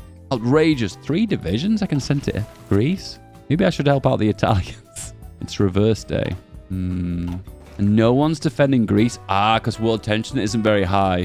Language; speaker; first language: English; native; English